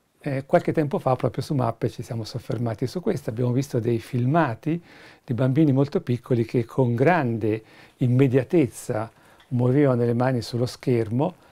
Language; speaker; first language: Italian; native; Italian